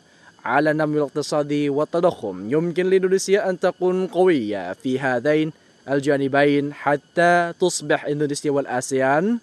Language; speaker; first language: Arabic; non-native, fluent; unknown